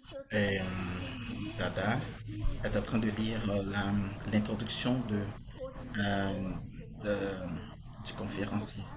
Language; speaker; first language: French; non-native, fluent; Portuguese